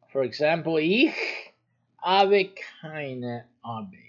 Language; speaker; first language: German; non-native, learner; English